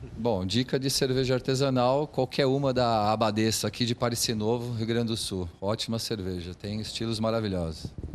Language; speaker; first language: Portuguese; native; Portuguese